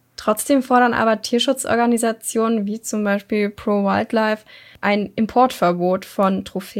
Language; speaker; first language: German; native; German